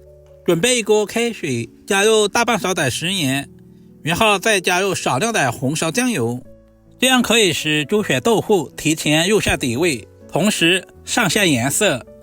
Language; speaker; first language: Chinese; native; Chinese